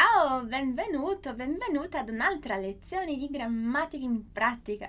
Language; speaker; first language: Italian; non-native, fluent; Portuguese